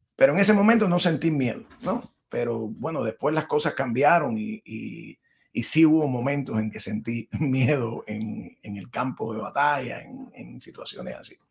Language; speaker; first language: Spanish; native; Spanish